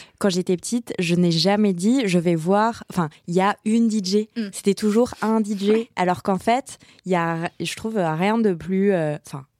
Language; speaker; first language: French; native; French